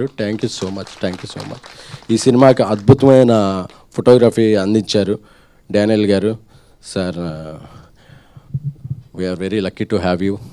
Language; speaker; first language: Telugu; native; Telugu